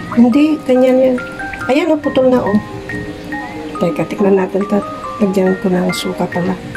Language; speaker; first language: Filipino; non-native, local second language; Iloko